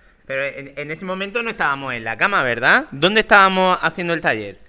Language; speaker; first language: Spanish; native; Spanish